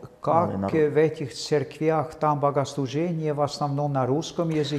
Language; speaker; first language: Russian; non-native, fluent; Swedish